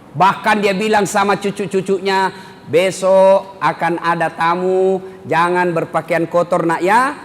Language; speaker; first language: Indonesian; non-native, local second language; Buginese